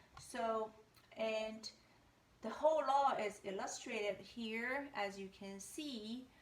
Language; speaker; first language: English; non-native, fluent; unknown